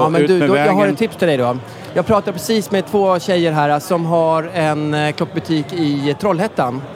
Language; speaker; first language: Swedish; native; Swedish